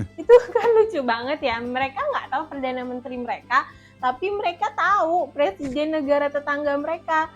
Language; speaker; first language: Indonesian; native; Indonesian